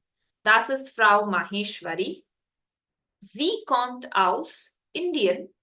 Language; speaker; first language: German; non-native, fluent; Hindi